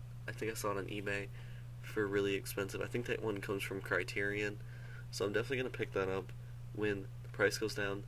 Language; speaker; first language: English; native; English